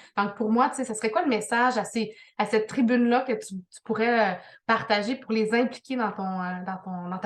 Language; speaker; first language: French; native; French